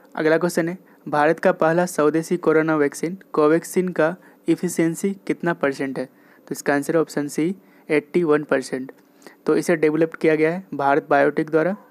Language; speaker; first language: Hindi; native; Hindi